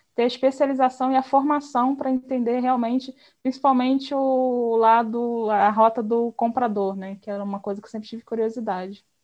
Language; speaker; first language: Portuguese; native; Portuguese